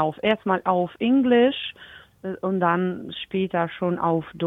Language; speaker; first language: German; non-native, learner; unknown